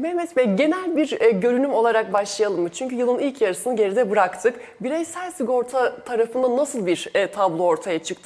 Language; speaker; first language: Turkish; native; Turkish